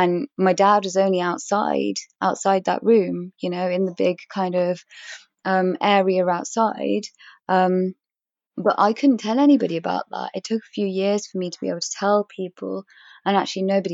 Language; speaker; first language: English; native; English